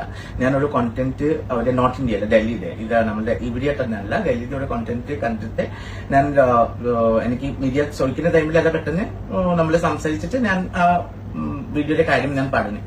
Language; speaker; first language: Malayalam; non-native, fluent; Assamese